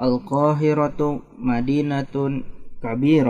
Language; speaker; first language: Arabic; non-native, learner; Indonesian